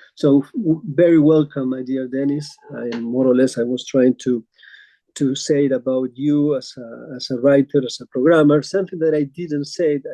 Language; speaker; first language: English; non-native, fluent; Spanish